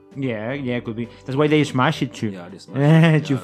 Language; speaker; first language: English; non-native, learner; Spanish